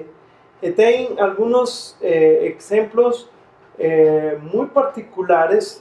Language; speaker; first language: Portuguese; non-native, fluent; Spanish